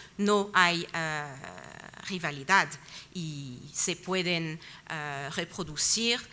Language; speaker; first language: Spanish; non-native, fluent; French